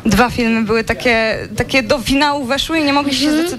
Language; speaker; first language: Polish; native; Polish